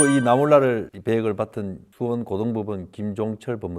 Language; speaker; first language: Korean; native; Korean